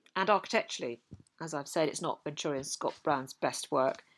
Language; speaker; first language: English; native; English